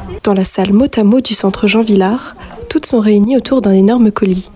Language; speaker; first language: French; native; French